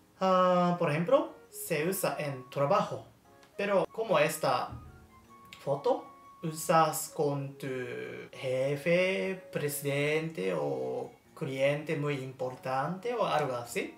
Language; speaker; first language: Spanish; non-native, learner; Japanese